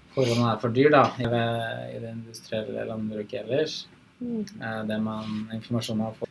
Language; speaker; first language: Norwegian; native; Norwegian